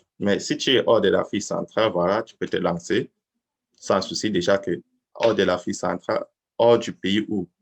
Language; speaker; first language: French; native; French